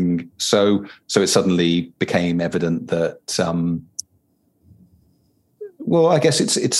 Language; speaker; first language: English; native; English